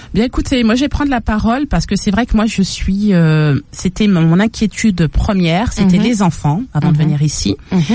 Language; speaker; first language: French; native; French